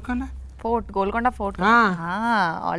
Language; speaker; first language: Telugu; non-native, learner; Bangla